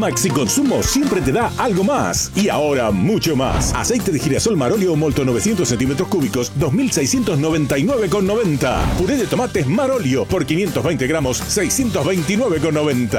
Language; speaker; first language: Spanish; native; Spanish